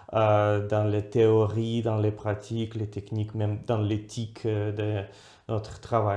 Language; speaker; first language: French; non-native, fluent; Russian